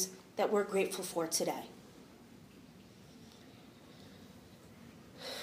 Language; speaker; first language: English; native; English